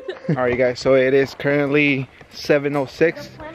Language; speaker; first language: English; early bilingual, other home language; Spanish